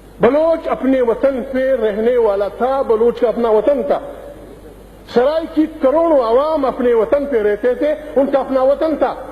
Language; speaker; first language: Urdu; non-native, local second language; Pashto